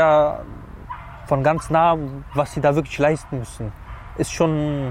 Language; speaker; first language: German; native; German